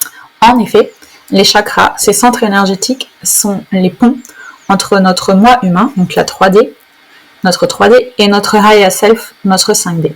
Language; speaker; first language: French; native; French